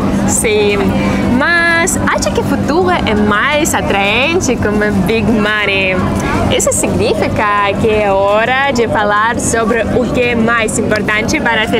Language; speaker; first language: Portuguese; non-native, learner; Russian